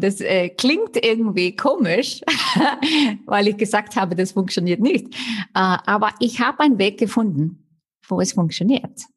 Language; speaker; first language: German; non-native, fluent; Icelandic